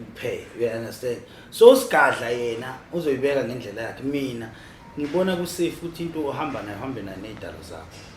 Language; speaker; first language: Zulu; non-native, local second language; Northern Sotho